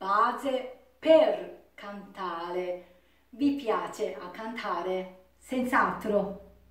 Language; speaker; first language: Italian; non-native, learner; Japanese